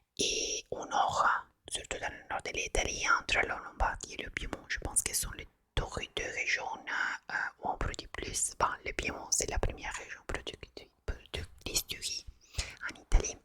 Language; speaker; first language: French; non-native, fluent; Italian